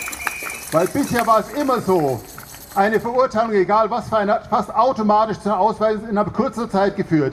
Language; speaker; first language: German; native; German